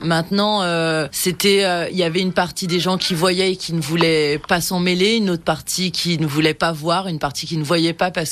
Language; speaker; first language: French; native; French